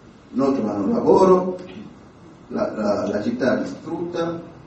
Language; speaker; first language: Italian; non-native, learner; Swahili